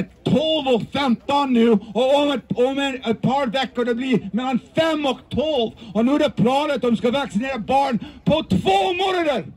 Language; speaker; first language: Swedish; non-native, fluent; English